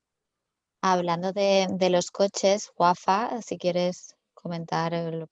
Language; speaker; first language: Spanish; native; Spanish